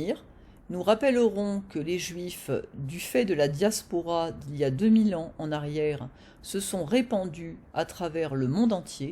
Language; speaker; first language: French; native; French